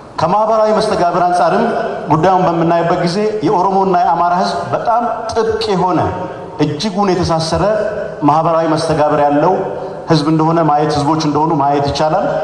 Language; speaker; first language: Amharic; non-native, local second language; Oromo